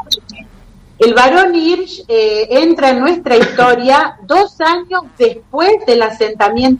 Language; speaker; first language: Spanish; native; Spanish